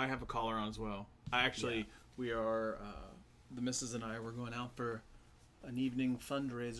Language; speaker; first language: English; native; English